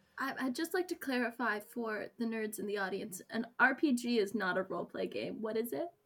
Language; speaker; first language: English; native; English